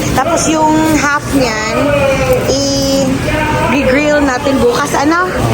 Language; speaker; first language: Filipino; native; Filipino